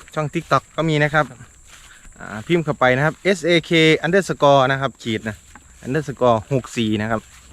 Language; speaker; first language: Thai; native; Thai